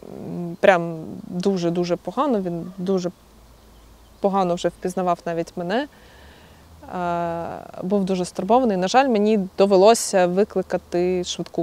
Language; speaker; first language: Ukrainian; native; Ukrainian